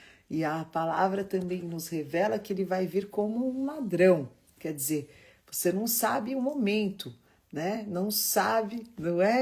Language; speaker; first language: Portuguese; native; Portuguese